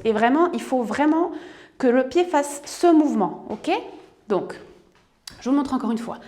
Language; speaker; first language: French; native; French